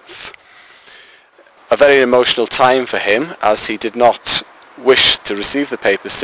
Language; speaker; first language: English; native; English